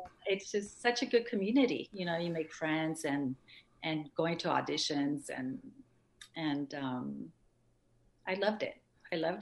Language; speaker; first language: English; early bilingual, other home language; French